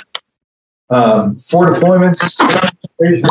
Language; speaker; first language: English; native; English